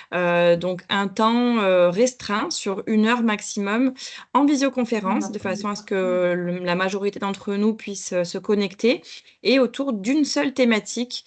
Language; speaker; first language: French; native; French